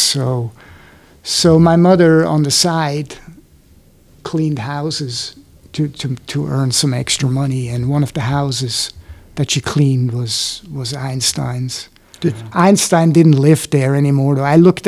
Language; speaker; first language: English; non-native, fluent; Swiss German